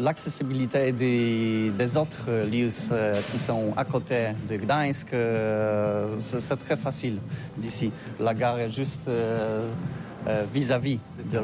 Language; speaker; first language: French; non-native, learner; Polish